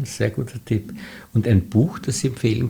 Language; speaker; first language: German; native; German